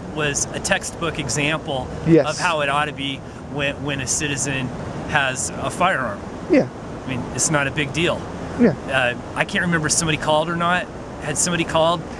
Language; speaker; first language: English; native; English